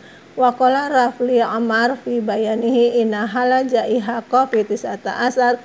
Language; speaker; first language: Arabic; non-native, fluent; Indonesian